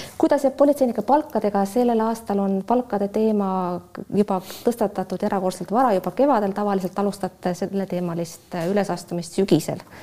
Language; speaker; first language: Estonian; native; Estonian